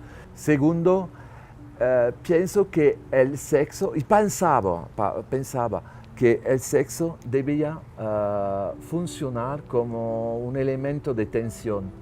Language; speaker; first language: Spanish; non-native, learner; French